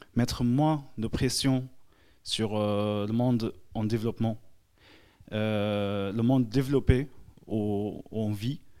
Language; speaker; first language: French; non-native, fluent; Arabic